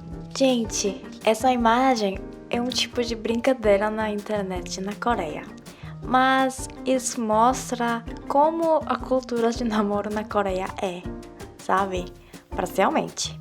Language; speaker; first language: Portuguese; non-native, fluent; Korean